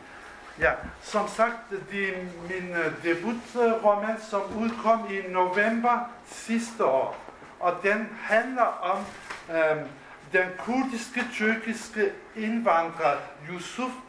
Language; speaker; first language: Danish; non-native, fluent; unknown